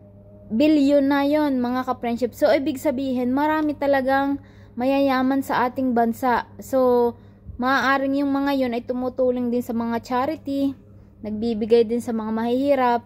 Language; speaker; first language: Filipino; native; Filipino